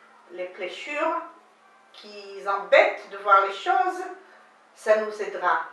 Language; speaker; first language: French; non-native, learner; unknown